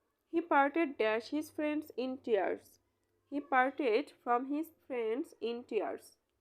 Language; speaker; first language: English; non-native, local second language; Bangla